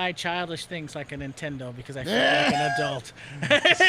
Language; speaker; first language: English; native; English